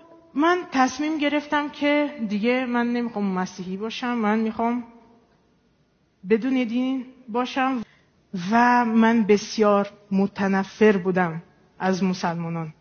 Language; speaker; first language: Persian; non-native, fluent; Portuguese